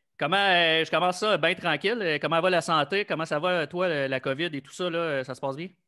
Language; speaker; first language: French; native; French